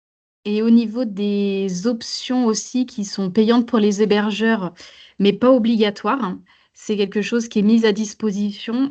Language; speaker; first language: French; native; French